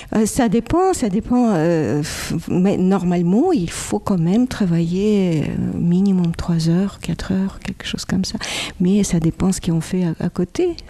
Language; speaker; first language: French; non-native, fluent; Russian